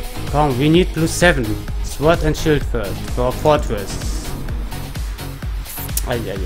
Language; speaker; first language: English; non-native, learner; German